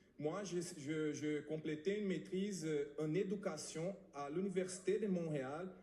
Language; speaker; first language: French; non-native, fluent; Portuguese